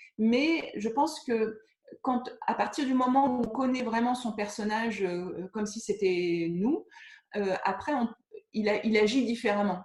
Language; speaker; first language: French; native; French